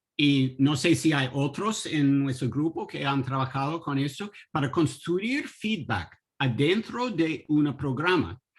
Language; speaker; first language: Spanish; non-native, learner; English